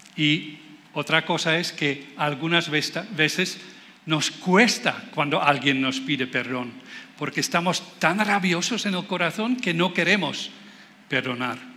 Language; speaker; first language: Spanish; non-native, fluent; Dutch